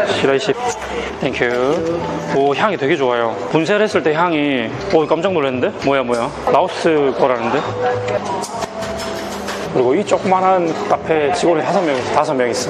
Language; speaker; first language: Korean; native; Korean